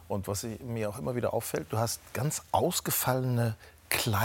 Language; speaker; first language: German; native; German